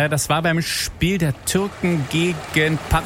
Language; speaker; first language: German; native; German